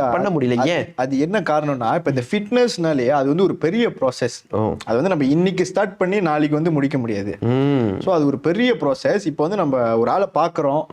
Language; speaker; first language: Tamil; early bilingual, heritage; Tamil